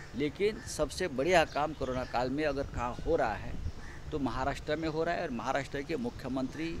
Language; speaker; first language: Hindi; non-native, local second language; Marathi